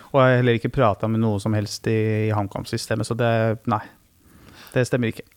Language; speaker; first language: Norwegian; early bilingual, other home language; Persian